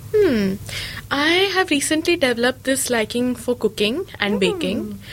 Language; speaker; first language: English; non-native, local second language; Marathi